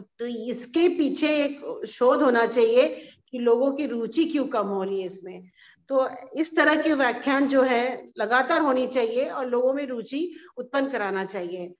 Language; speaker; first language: Hindi; native; Hindi